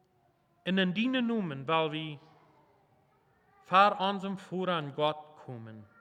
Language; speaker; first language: German; non-native, local second language; Plautdietsch